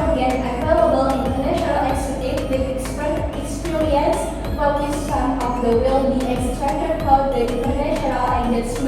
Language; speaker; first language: English; non-native, learner; Indonesian